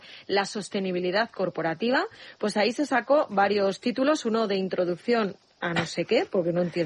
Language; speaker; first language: Spanish; native; Spanish